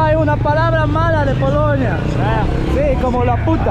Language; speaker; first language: Spanish; non-native, learner; Polish